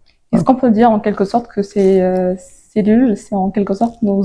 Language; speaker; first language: French; native; French